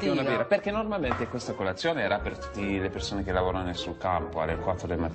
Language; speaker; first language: Italian; non-native, fluent; English